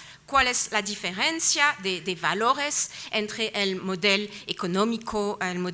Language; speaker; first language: Spanish; non-native, fluent; French